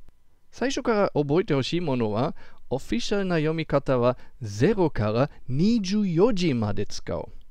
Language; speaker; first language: Japanese; non-native, fluent; German